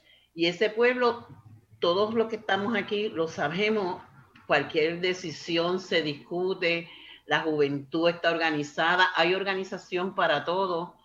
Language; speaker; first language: Spanish; native; Spanish